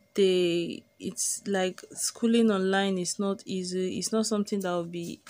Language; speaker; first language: English; non-native, local second language; Igbo